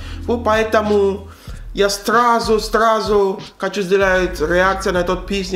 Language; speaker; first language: Russian; non-native, learner; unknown